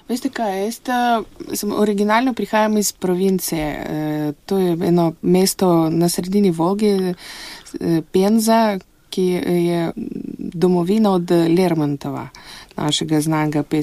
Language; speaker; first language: Slovenian; non-native, fluent; Russian